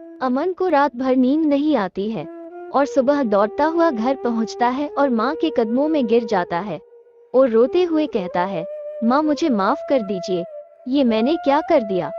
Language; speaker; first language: Hindi; native; Hindi